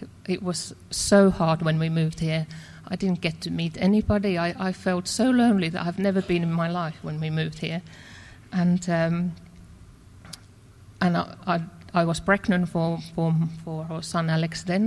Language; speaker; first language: English; non-native, fluent; Finnish